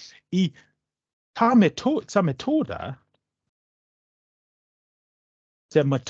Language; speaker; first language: Ukrainian; non-native, learner; English